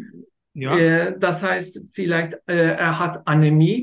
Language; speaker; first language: German; non-native, learner; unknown